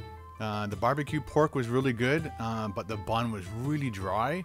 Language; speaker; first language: English; native; English